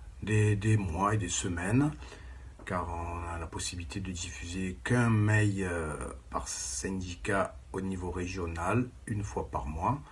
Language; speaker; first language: French; native; French